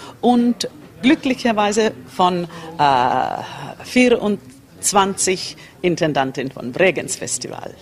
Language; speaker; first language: German; non-native, learner; Finnish